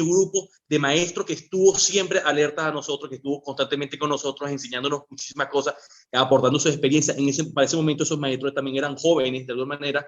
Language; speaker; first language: Spanish; native; Spanish